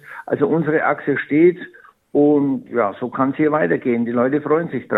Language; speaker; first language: German; native; German